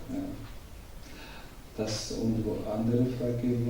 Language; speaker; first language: German; non-native, learner; Georgian